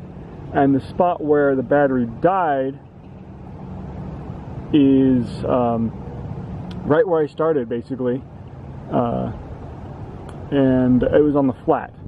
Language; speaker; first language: English; native; English